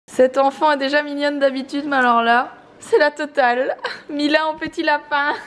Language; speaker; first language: French; native; French